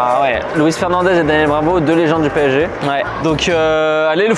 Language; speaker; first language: French; native; French